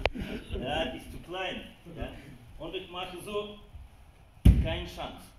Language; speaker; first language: German; non-native, learner; Russian